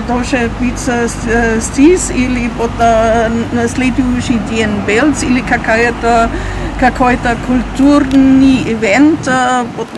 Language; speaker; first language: Russian; non-native, fluent; German